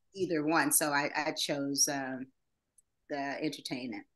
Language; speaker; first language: English; native; English